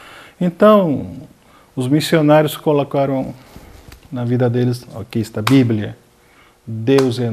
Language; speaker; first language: Portuguese; non-native, fluent; Korean